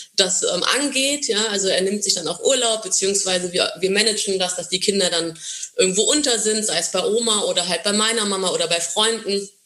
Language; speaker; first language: German; non-native, fluent; Portuguese